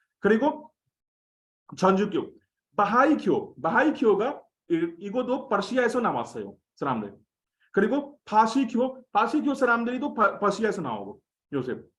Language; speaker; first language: Korean; non-native, fluent; Hindi